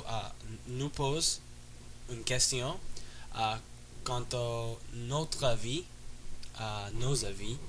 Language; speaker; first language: French; non-native, learner; English